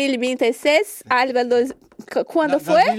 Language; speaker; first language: Spanish; non-native, learner; Portuguese